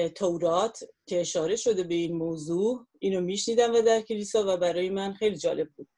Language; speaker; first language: Persian; non-native, local second language; Kurdish